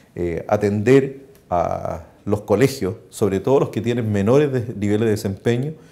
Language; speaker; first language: Spanish; native; Spanish